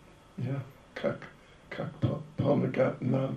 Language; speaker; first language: Russian; non-native, learner; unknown